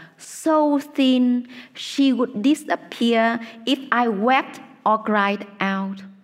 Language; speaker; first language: English; non-native, fluent; Vietnamese